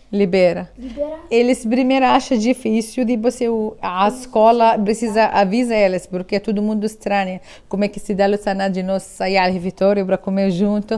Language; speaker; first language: Portuguese; non-native, learner; Arabic